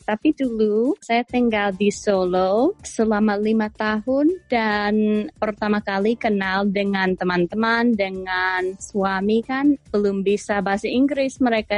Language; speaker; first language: Indonesian; non-native, fluent; English